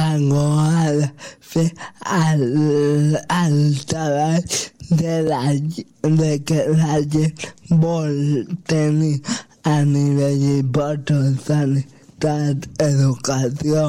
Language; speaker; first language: Catalan; non-native, local second language; Spanish